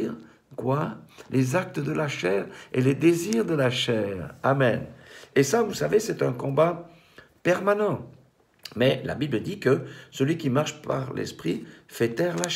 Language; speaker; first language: French; native; French